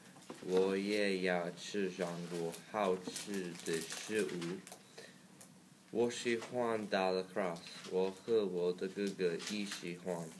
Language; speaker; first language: Chinese; non-native, learner; English